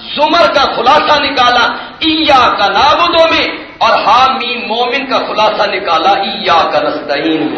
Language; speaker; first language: Urdu; non-native, local second language; Punjabi